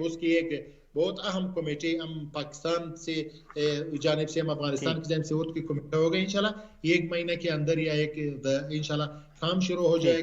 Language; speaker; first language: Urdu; non-native, learner; Pashto